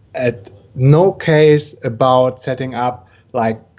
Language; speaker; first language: English; non-native, fluent; German